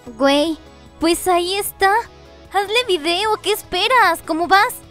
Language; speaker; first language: Spanish; native; Spanish